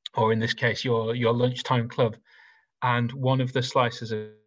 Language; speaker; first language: English; native; English